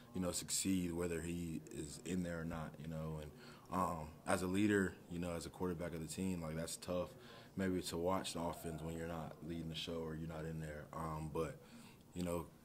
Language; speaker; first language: English; native; English